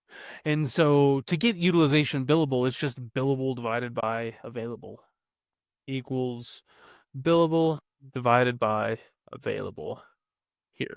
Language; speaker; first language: English; native; English